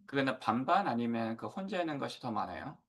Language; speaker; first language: Korean; non-native, learner; English